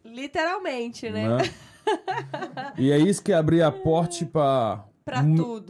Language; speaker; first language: Portuguese; non-native, fluent; French